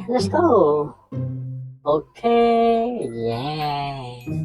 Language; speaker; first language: English; non-native, learner; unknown